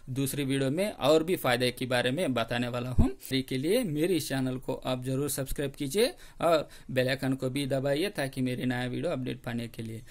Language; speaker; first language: Hindi; non-native, local second language; Telugu